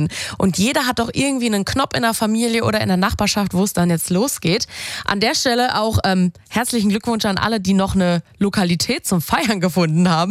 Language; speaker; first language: German; native; German